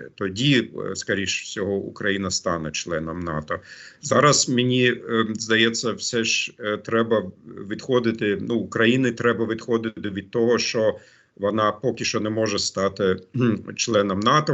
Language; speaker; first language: Ukrainian; non-native, fluent; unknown